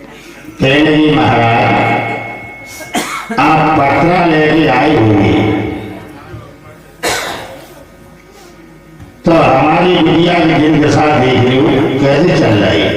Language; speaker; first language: Hindi; native; Hindi